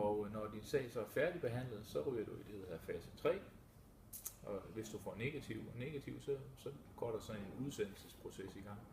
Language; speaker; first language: Danish; native; Danish